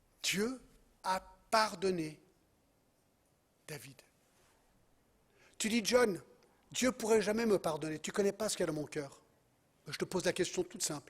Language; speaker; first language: French; non-native, fluent; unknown